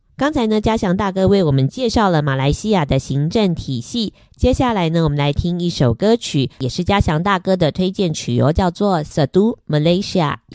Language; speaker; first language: Chinese; non-native, fluent; Vietnamese